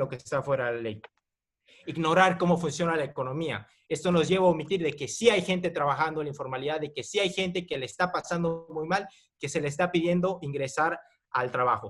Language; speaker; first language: Spanish; native; Spanish